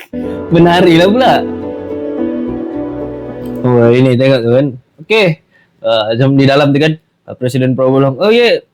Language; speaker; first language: Malay; native; Malay